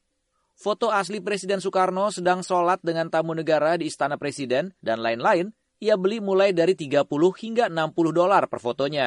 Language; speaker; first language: Indonesian; native; Indonesian